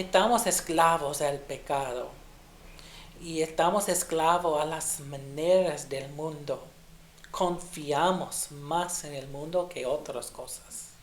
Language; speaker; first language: Spanish; non-native, fluent; English